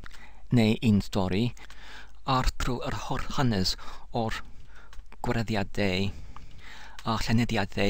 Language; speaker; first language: Welsh; non-native, learner; English